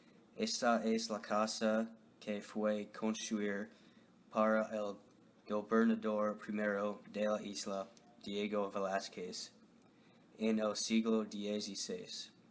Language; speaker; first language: Spanish; non-native, learner; English